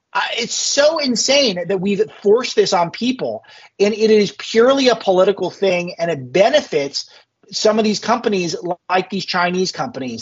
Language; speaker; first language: English; native; English